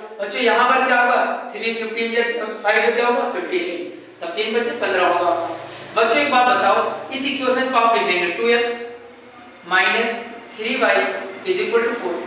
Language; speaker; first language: Hindi; native; Hindi